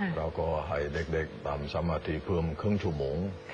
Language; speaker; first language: Thai; non-native, learner; Indonesian